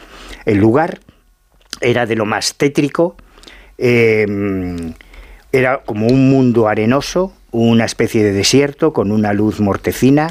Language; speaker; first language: Spanish; native; Spanish